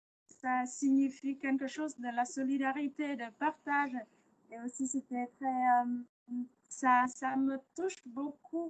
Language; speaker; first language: French; non-native, learner; Vietnamese